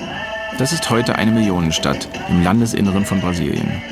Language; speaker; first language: German; native; German